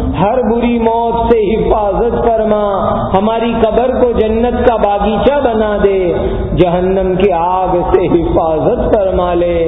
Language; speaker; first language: Urdu; non-native, local second language; Gujarati